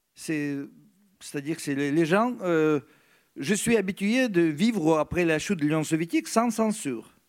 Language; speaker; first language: French; non-native, fluent; Russian